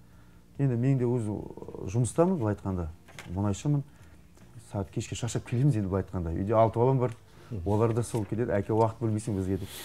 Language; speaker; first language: Kazakh; native; Kazakh